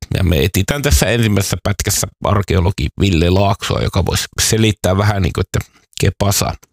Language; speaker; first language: Finnish; native; Finnish